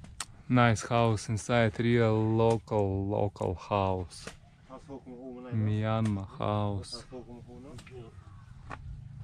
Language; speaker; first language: English; non-native, learner; Russian